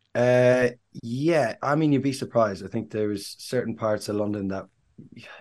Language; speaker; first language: English; native; English